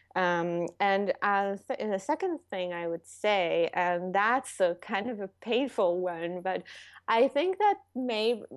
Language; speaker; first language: English; non-native, fluent; Hebrew